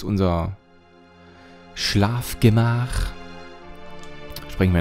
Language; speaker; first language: German; native; German